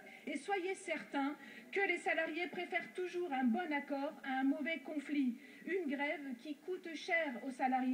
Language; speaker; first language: French; native; French